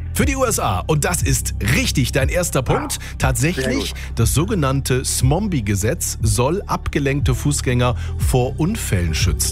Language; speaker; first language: German; native; German